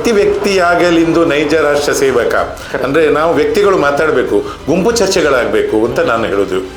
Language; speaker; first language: Kannada; non-native, local second language; Tulu